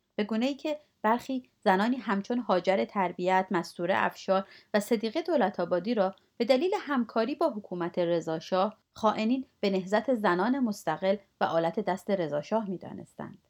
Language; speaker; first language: Persian; native; Persian